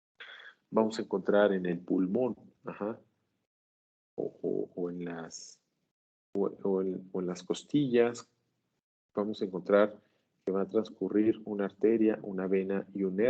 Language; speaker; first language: Spanish; native; Spanish